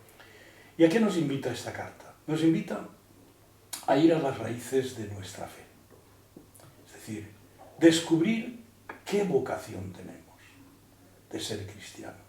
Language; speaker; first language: Spanish; native; Spanish